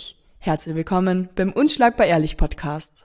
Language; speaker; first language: German; native; German